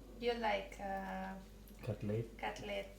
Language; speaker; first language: English; non-native, learner; Russian